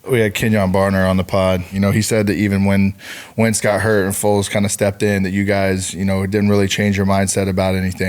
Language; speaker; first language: English; native; English